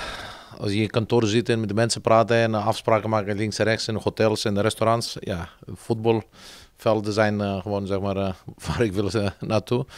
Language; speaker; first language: Dutch; non-native, fluent; Greek